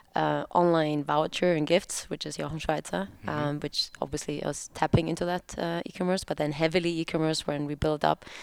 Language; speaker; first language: English; non-native, fluent; German